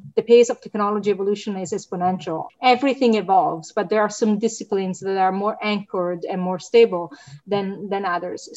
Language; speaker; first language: English; non-native, fluent; Italian